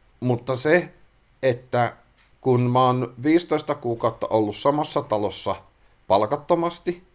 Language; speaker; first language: Finnish; native; Finnish